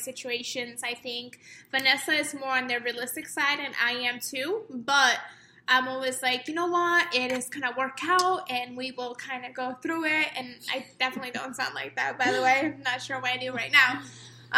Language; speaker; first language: English; non-native, fluent; Estonian